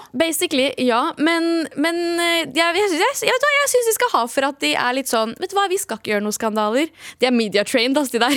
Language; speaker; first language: Norwegian; early bilingual, other home language; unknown